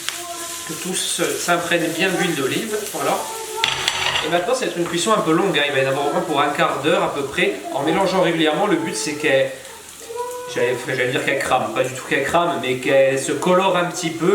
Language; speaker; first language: French; native; French